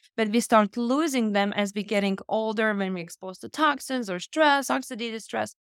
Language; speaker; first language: English; non-native, fluent; Lithuanian